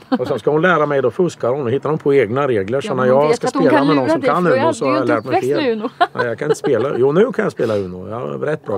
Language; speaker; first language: Swedish; native; Swedish